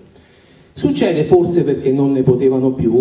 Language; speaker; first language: Italian; native; Italian